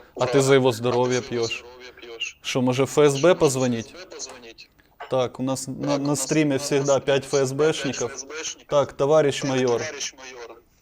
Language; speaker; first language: Russian; native; Russian